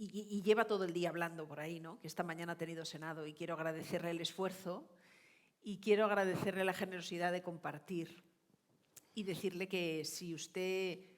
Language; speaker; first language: Spanish; native; Spanish